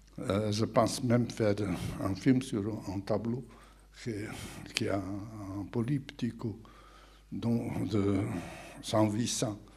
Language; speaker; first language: French; non-native, fluent; Portuguese